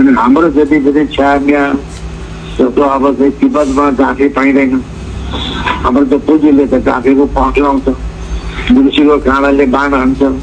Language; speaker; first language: Nepali; non-native, local second language; Gurung